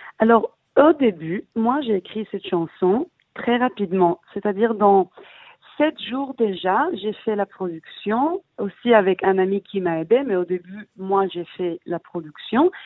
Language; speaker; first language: French; early bilingual, heritage; Hebrew